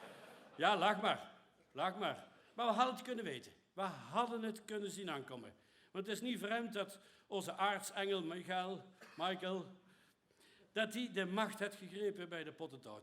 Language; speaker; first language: Dutch; native; Dutch